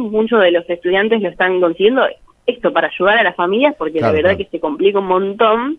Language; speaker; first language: Spanish; native; Spanish